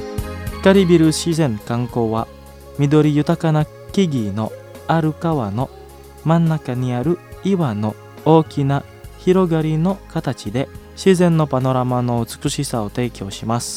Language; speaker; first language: Japanese; non-native, fluent; Indonesian